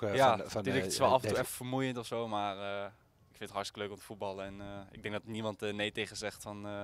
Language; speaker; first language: Dutch; native; Dutch